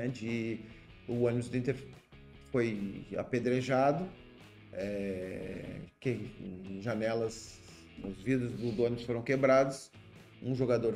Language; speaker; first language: Portuguese; native; Portuguese